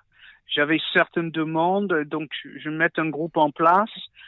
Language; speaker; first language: French; non-native, fluent; English